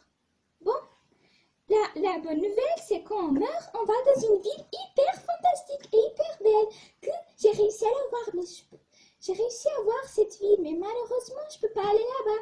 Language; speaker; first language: French; non-native, fluent; Portuguese